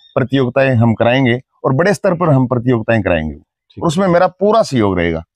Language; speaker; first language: Hindi; native; Hindi